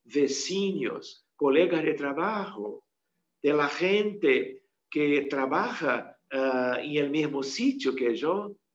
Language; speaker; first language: Spanish; non-native, fluent; Portuguese